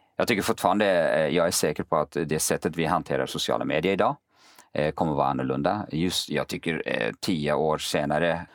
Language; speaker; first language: Swedish; early bilingual, other home language; Kurdish